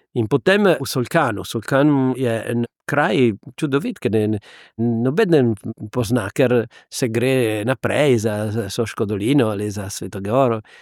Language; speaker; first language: Slovenian; non-native, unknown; Italian